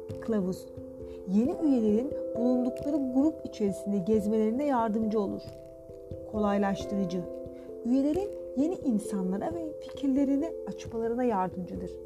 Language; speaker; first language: Turkish; native; Turkish